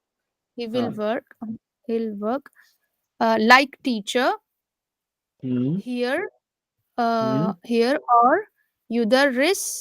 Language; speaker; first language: English; non-native, learner; Urdu